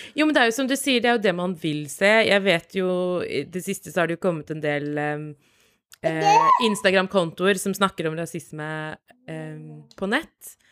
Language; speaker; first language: Norwegian; native; Norwegian